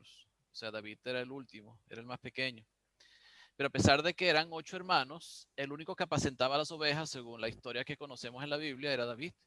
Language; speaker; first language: Spanish; native; Spanish